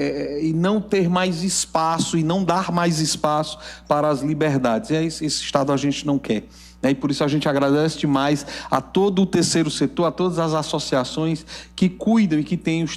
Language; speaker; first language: Portuguese; native; Portuguese